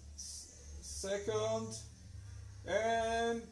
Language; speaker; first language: English; non-native, fluent; Spanish